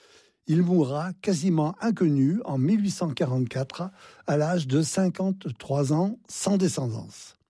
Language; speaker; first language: French; native; French